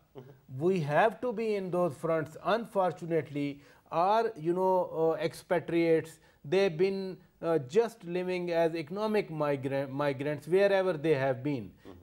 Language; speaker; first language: English; non-native, local second language; Urdu